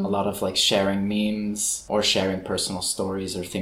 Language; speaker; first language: English; native; English